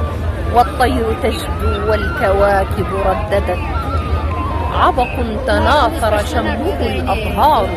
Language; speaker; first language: Arabic; native; Arabic